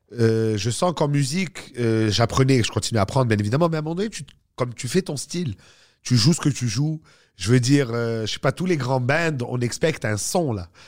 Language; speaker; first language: French; native; French